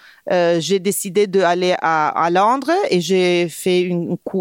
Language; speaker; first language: French; non-native, fluent; Italian